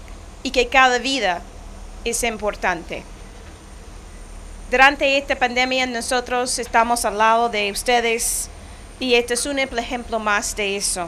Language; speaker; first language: Spanish; non-native, fluent; English